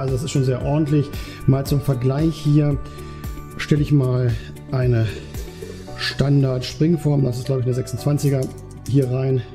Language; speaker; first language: German; native; German